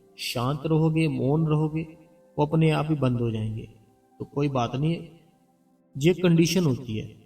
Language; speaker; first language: Hindi; non-native, local second language; Punjabi